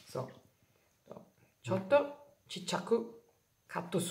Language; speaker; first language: Japanese; non-native, learner; Italian